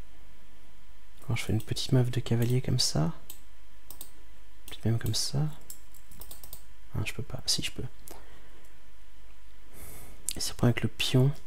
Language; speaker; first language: French; native; French